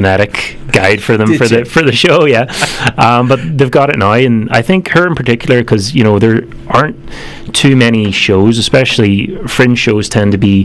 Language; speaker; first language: English; native; English